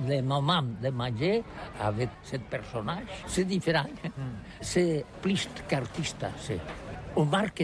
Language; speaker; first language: French; non-native, learner; Catalan